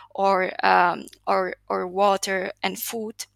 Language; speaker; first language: English; non-native, fluent; Slovak